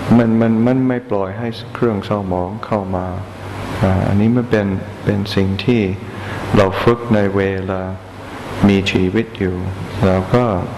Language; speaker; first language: Thai; non-native, fluent; English